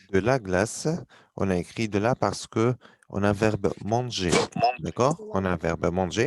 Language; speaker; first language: French; non-native, fluent; Arabic